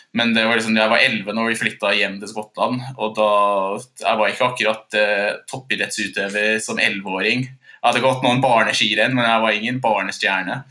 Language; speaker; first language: Norwegian; non-native, fluent; English